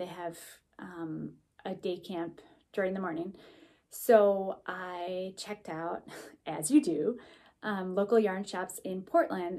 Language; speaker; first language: English; native; English